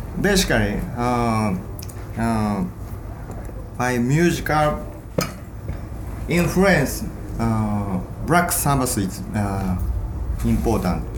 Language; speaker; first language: English; non-native, learner; Japanese